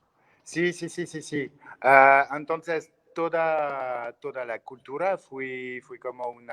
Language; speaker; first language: Spanish; non-native, learner; French